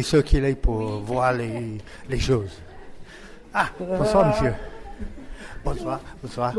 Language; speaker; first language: French; non-native, learner; English